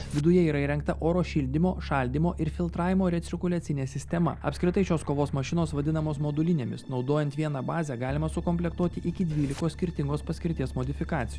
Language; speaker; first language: Lithuanian; native; Lithuanian